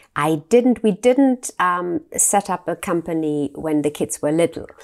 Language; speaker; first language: English; non-native, fluent; German